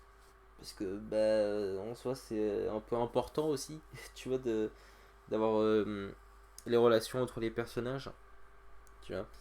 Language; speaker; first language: French; native; French